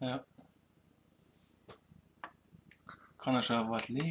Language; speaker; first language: German; native; German